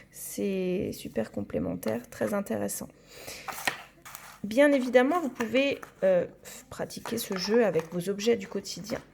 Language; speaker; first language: French; native; French